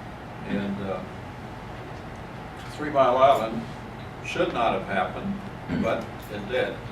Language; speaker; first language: English; native; English